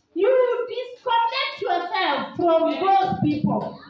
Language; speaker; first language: English; non-native, local second language; Swahili